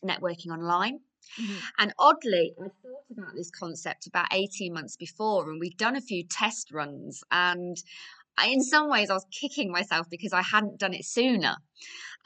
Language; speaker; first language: English; native; English